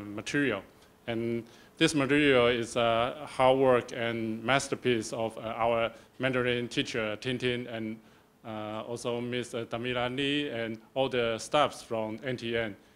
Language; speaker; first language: English; non-native, fluent; Chinese